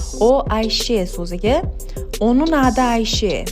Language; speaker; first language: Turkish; non-native, learner; Uzbek